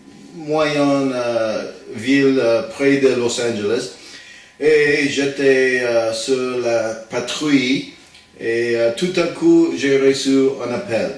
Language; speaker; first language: French; non-native, learner; English